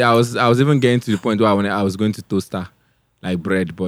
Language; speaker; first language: English; non-native, local second language; Igbo